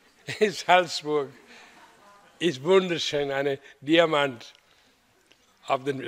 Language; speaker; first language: German; non-native, fluent; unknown